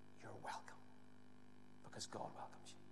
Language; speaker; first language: English; native; English